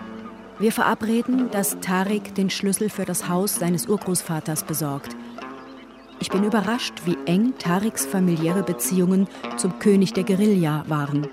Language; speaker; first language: German; native; German